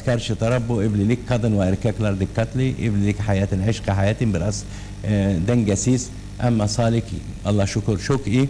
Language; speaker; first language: Turkish; non-native, learner; Arabic